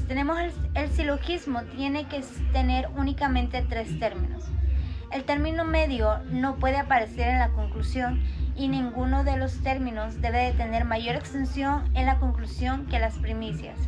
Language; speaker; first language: Spanish; native; Spanish